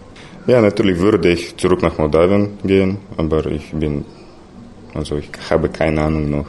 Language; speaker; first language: German; non-native, learner; Romanian